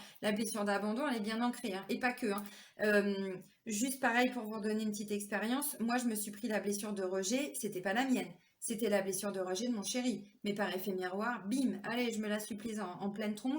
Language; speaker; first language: French; native; French